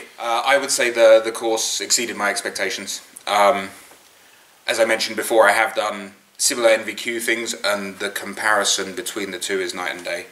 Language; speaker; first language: English; native; English